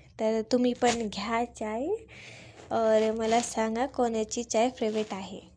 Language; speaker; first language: Marathi; non-native, learner; Hindi